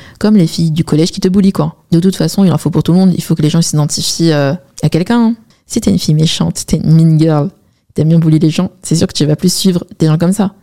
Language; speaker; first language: French; early bilingual, other home language; Chinese